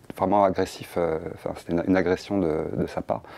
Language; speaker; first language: French; native; French